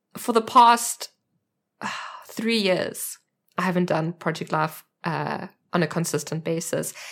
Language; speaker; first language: English; native; English